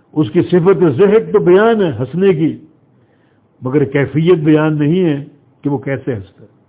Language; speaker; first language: Urdu; native; Urdu